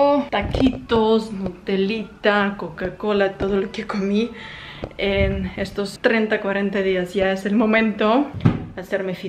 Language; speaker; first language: Spanish; non-native, fluent; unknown